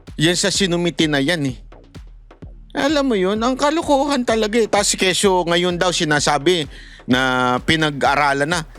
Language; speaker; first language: Filipino; native; Filipino